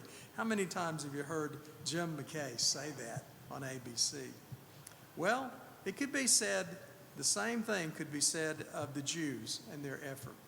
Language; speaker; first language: English; native; English